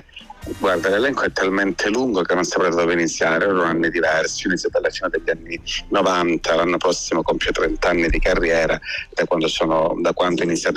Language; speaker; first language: Italian; native; Italian